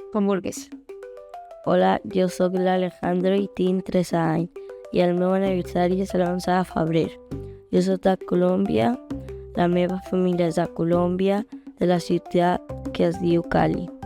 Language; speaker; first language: Catalan; non-native, learner; Spanish